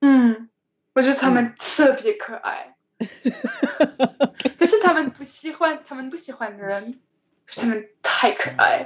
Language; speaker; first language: Chinese; non-native, learner; French